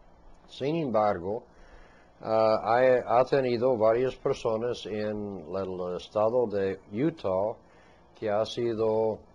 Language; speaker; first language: Spanish; non-native, fluent; English